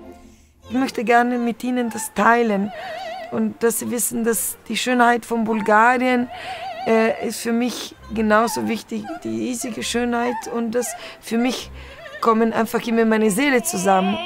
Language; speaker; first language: German; non-native, fluent; Bulgarian